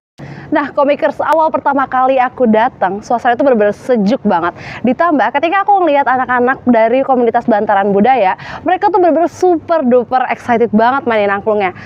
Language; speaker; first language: Indonesian; native; Indonesian